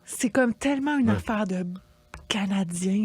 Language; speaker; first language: French; native; French